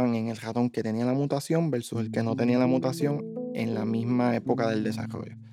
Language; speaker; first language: Spanish; native; Spanish